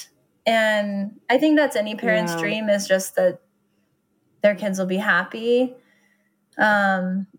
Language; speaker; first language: English; native; English